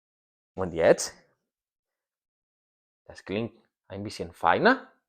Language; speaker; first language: German; non-native, learner; Spanish